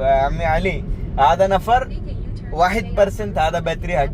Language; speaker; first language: Arabic; non-native, learner; Hindi